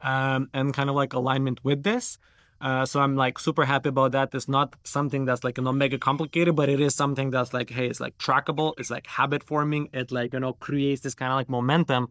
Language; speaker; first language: English; non-native, fluent; Romanian